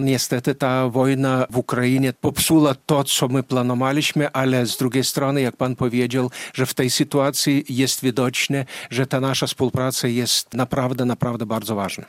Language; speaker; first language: Polish; non-native, fluent; Lithuanian